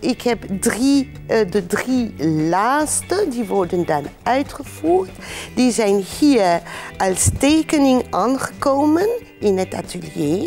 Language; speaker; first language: Dutch; non-native, fluent; French